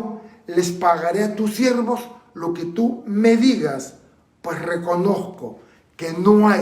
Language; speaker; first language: Spanish; native; Spanish